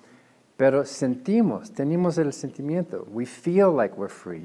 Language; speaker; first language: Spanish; non-native, fluent; English